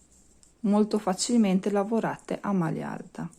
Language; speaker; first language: Italian; native; Italian